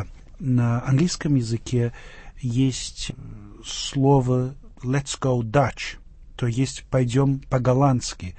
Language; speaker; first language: Russian; non-native, fluent; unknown